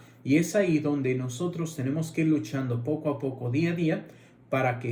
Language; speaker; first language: Spanish; native; Spanish